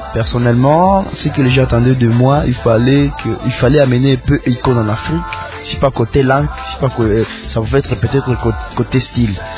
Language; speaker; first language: French; non-native, local second language; Nande